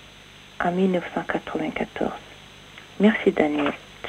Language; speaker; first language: French; non-native, local second language; Kinyarwanda